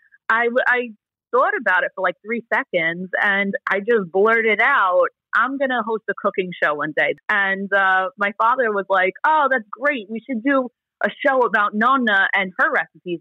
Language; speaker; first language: English; early bilingual, other home language; Italian